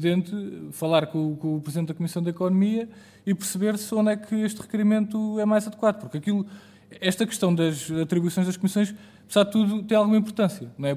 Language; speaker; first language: Portuguese; native; Portuguese